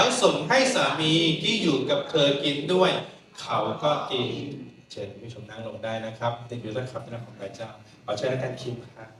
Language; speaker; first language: Thai; native; Thai